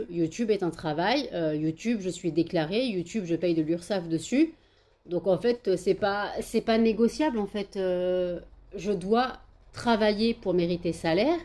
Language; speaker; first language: French; native; French